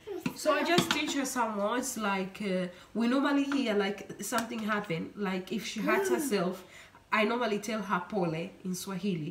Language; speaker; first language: English; non-native, fluent; Swahili